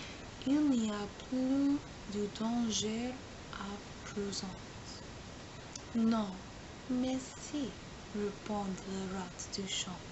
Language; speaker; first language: French; non-native, learner; English